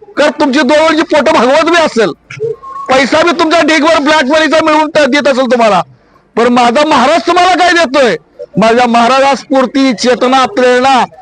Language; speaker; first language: Marathi; native; Marathi